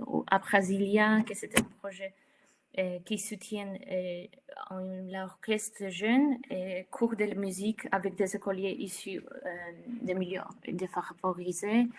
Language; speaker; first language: French; non-native, fluent; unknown